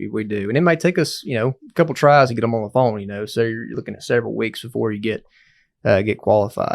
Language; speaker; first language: English; native; English